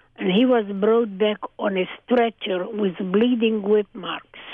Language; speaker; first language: English; early bilingual, other home language; Hungarian